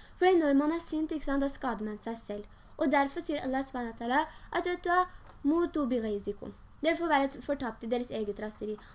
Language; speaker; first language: Norwegian; early bilingual, other home language; Urdu